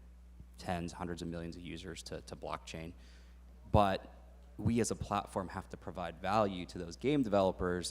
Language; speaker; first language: English; native; English